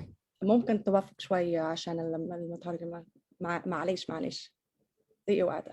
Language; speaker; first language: Arabic; non-native, fluent; English